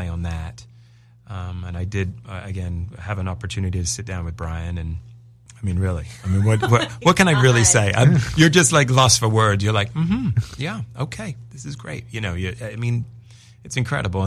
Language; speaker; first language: English; native; English